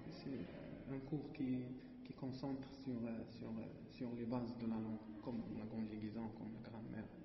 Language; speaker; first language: French; non-native, learner; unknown